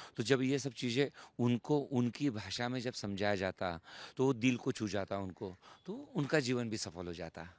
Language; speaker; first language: Hindi; native; Hindi